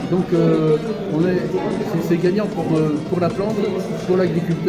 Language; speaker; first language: French; native; French